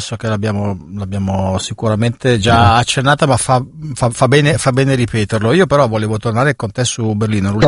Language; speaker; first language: Italian; native; Italian